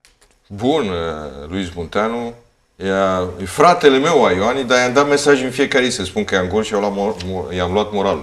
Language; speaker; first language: Romanian; native; Romanian